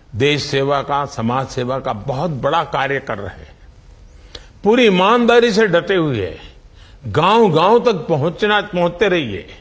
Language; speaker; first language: Hindi; non-native, local second language; Gujarati